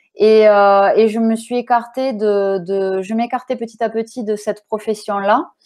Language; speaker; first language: French; native; French